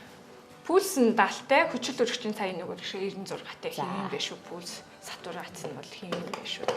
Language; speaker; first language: Mongolian; native; Mongolian